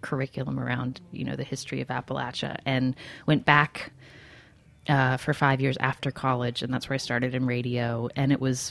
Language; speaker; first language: English; native; English